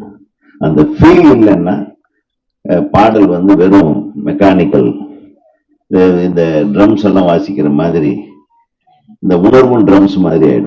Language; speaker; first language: Tamil; native; Tamil